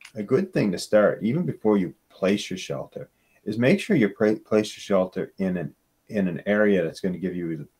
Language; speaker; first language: English; native; English